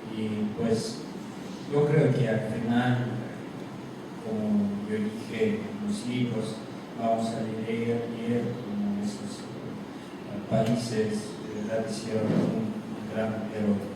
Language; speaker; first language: Spanish; non-native, fluent; Russian